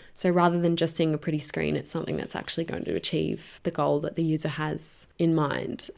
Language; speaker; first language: English; native; English